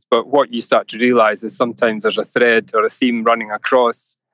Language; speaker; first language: English; native; English